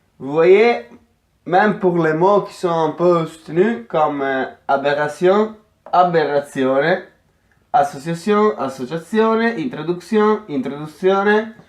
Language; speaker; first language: French; non-native, fluent; Italian